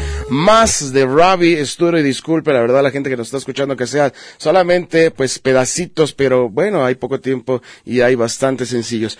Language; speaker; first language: Spanish; native; Spanish